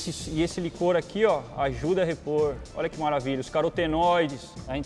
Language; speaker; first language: Portuguese; native; Portuguese